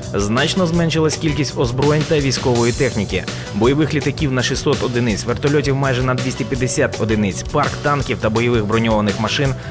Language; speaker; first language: Ukrainian; native; Ukrainian